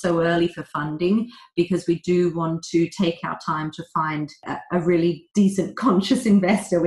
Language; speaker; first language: English; native; English